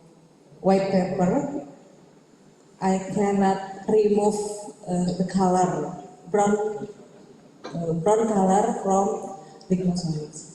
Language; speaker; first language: English; non-native, learner; Indonesian